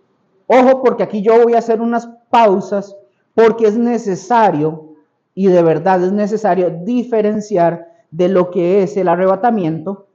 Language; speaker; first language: Spanish; native; Spanish